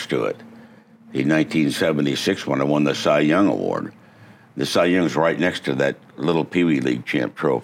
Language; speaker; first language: English; native; English